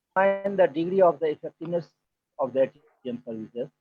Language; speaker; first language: English; non-native, local second language; Nepali